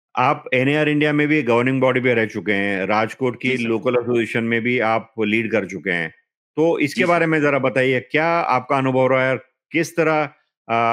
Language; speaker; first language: Hindi; non-native, local second language; Marathi